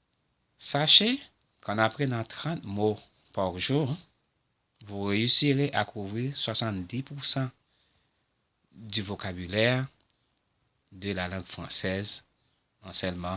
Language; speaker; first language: French; non-native, local second language; Haitian Creole